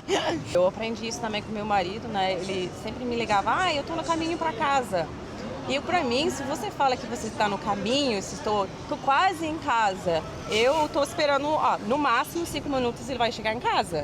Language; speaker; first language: Portuguese; non-native, fluent; English